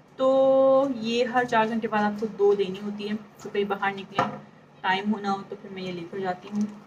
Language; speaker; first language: Urdu; native; Urdu